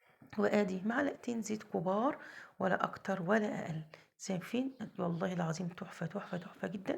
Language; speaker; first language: Arabic; native; Arabic